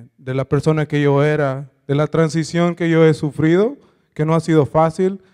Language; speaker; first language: Spanish; native; Spanish